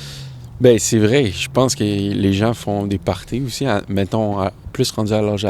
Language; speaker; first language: French; native; French